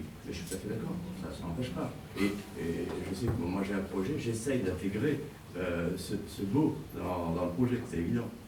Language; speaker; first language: French; native; French